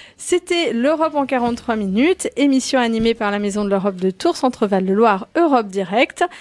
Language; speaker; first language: French; native; French